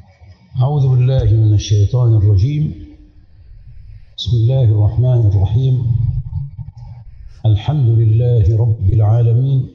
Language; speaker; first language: Arabic; native; Arabic